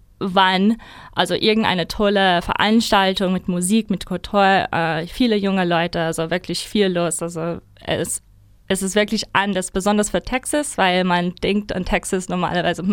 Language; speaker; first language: German; non-native, learner; English